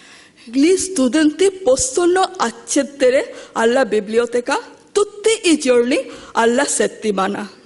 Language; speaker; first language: Italian; non-native, learner; Bangla